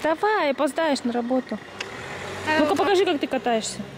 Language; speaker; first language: Russian; native; Russian